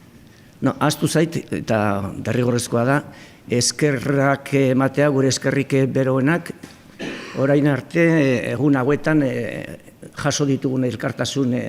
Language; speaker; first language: Basque; non-native, local second language; Spanish